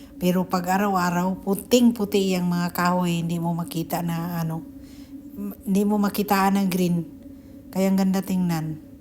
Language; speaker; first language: Filipino; non-native, local second language; Cebuano